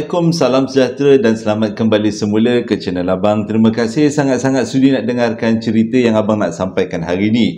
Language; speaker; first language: Malay; native; Malay